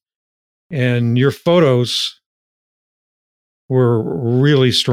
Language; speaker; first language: English; native; English